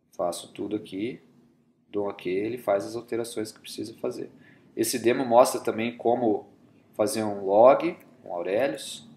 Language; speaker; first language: Portuguese; native; Portuguese